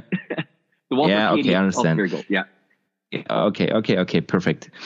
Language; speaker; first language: English; non-native, fluent; German